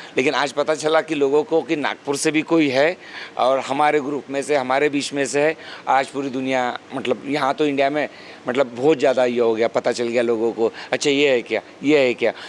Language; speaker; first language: Hindi; non-native, local second language; Marathi